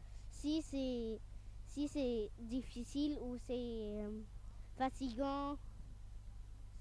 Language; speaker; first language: French; non-native, fluent; Arabic